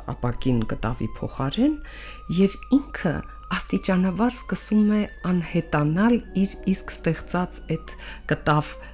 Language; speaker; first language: Armenian; native; Armenian